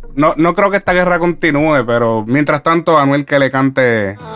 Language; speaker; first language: Spanish; native; Spanish